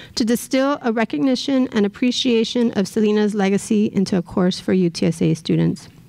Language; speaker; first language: English; native; English